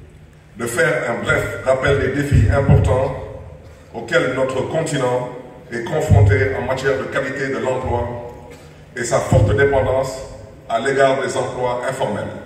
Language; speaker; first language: French; non-native, local second language; Wolof